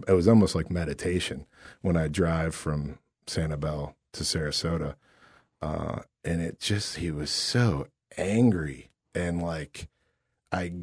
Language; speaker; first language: English; native; English